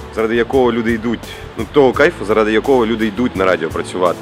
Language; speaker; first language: Ukrainian; non-native, local second language; Russian